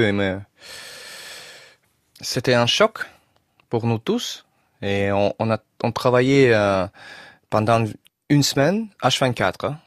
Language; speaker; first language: French; non-native, learner; Russian